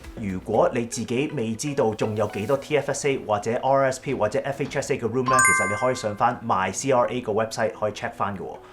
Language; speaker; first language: Cantonese; early bilingual, heritage; Cantonese